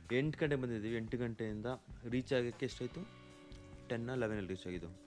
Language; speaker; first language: Kannada; non-native, local second language; Malayalam